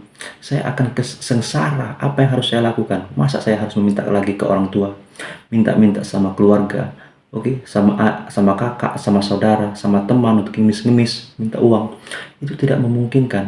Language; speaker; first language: Indonesian; native; Indonesian